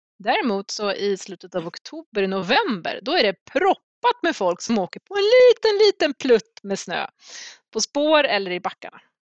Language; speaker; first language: Swedish; native; Swedish